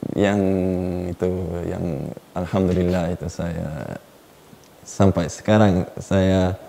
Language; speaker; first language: Indonesian; non-native, learner; Uzbek